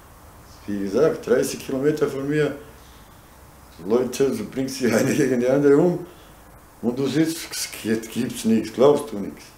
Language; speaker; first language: German; non-native, learner; Bosnian